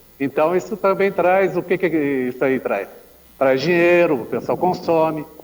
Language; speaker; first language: Portuguese; native; Portuguese